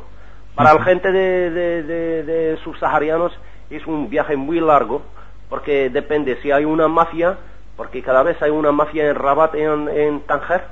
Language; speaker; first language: Spanish; non-native, learner; Arabic